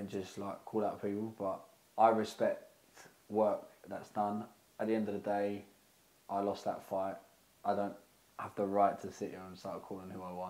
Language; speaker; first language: English; native; English